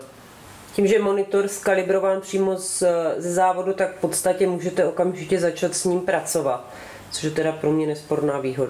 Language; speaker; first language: Czech; native; Czech